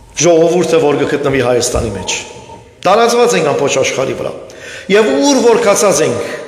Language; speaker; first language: Armenian; native; Armenian